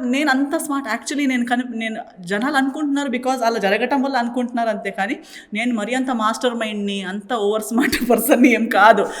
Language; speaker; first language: Telugu; non-native, fluent; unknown